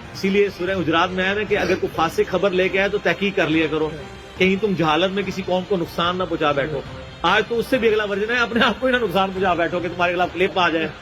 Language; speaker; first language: Urdu; non-native, local second language; Punjabi